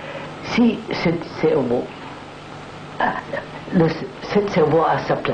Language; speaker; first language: French; non-native, fluent; Telugu